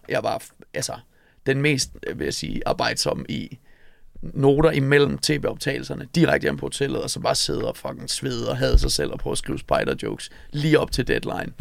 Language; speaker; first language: Danish; native; Danish